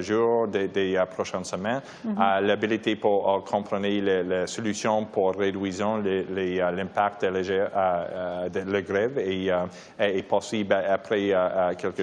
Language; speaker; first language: French; non-native, learner; English